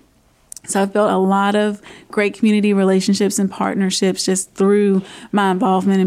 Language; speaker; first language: English; native; English